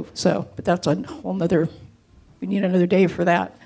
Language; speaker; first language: English; native; English